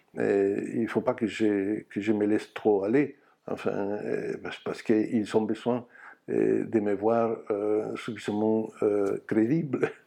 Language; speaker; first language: French; non-native, fluent; Spanish